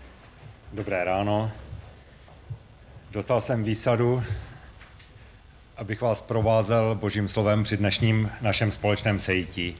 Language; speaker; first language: Czech; native; Czech